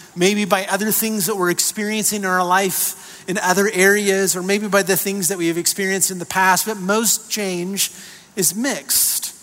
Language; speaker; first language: English; native; English